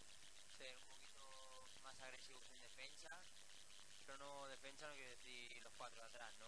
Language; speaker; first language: Spanish; native; Spanish